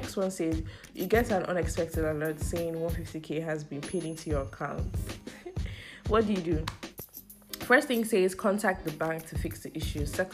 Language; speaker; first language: English; non-native, local second language; Yoruba